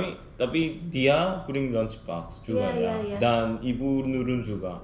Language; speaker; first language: Indonesian; non-native, learner; Korean